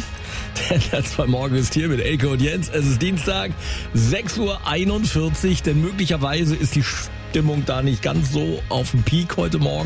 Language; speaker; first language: German; native; German